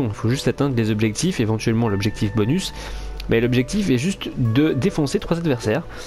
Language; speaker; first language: French; native; French